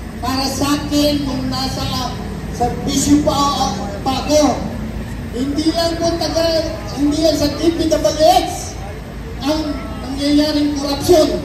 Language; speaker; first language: Filipino; non-native, local second language; Iloko